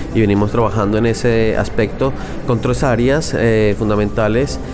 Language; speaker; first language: Spanish; native; Spanish